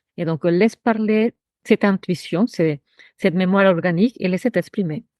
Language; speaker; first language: French; non-native, fluent; Spanish